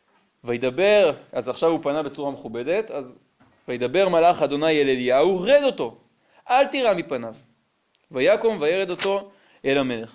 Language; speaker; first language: Hebrew; native; Hebrew